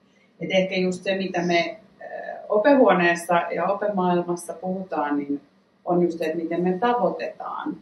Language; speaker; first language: Finnish; native; Finnish